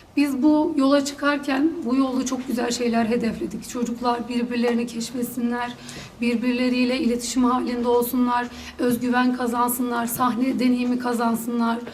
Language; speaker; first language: Turkish; native; Turkish